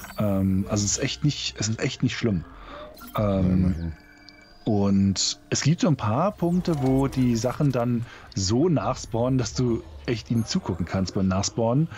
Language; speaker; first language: German; native; German